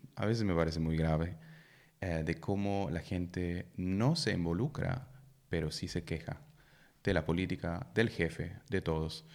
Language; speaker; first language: Spanish; non-native, fluent; German